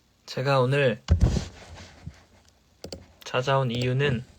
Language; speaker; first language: Korean; native; Korean